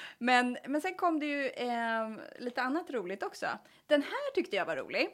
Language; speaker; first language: Swedish; native; Swedish